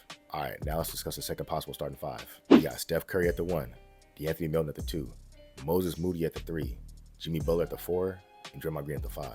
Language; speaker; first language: English; native; English